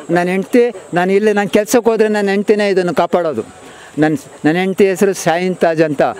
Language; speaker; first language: Kannada; non-native, local second language; Urdu